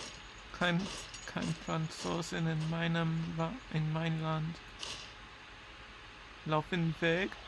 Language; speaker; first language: German; non-native, learner; English